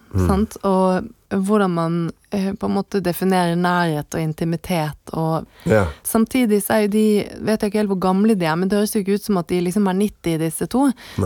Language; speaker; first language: Norwegian; native; Norwegian